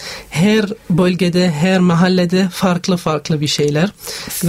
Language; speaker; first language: Turkish; non-native, learner; Arabic